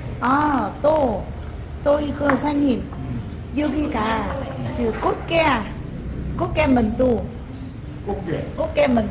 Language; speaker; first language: Korean; non-native, learner; Vietnamese